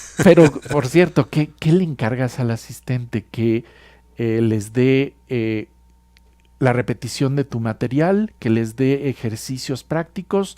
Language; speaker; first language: Spanish; native; Spanish